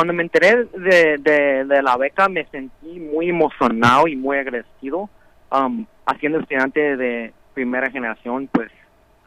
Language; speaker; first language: Spanish; early bilingual, heritage; Spanish